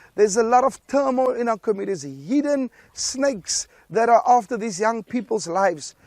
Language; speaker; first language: English; non-native, local second language; Afrikaans